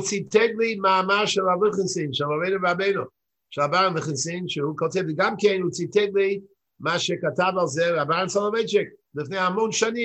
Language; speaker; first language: Hebrew; non-native, fluent; English